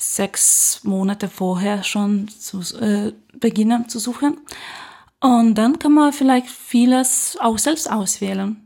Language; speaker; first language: German; non-native, fluent; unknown